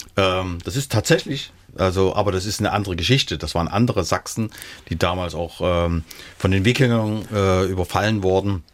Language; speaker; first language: German; native; German